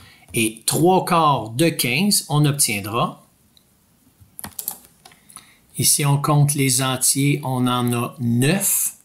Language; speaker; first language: French; native; French